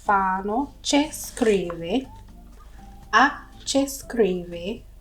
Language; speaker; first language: Italian; non-native, learner; English